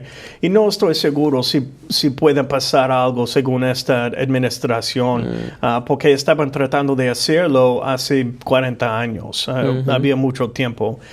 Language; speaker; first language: Spanish; non-native, fluent; English